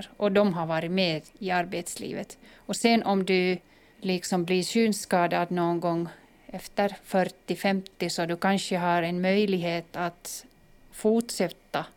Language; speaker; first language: Swedish; non-native, fluent; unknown